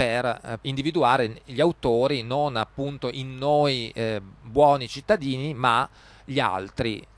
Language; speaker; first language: Italian; native; Italian